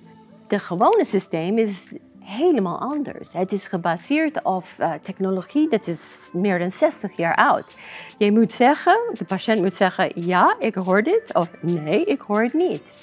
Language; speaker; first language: Dutch; non-native, learner; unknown